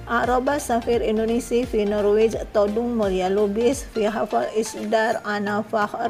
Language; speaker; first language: Arabic; non-native, learner; Indonesian